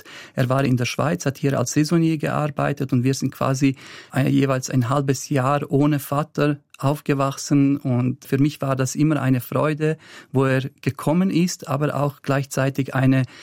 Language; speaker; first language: German; early bilingual, other home language; Bosnian